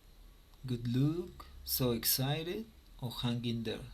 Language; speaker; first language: English; non-native, fluent; Spanish